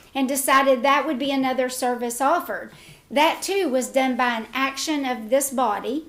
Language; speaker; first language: English; native; English